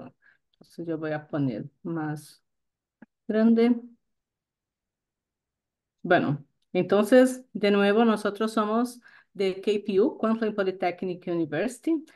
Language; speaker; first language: Spanish; non-native, fluent; Portuguese